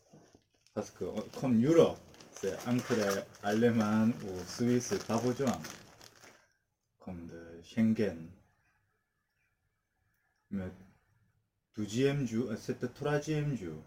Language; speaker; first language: French; non-native, learner; Korean